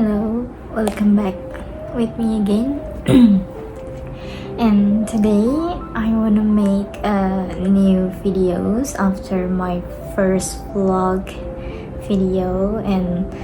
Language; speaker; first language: English; non-native, learner; Indonesian